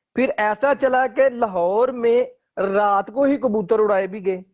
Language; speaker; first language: Urdu; non-native, local second language; Punjabi